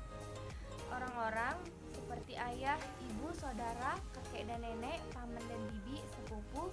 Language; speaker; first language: Indonesian; native; Indonesian